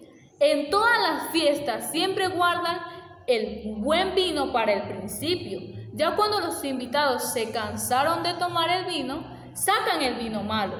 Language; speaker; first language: Spanish; native; Spanish